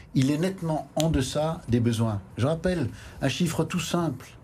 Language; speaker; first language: French; native; French